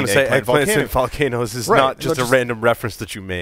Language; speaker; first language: English; native; English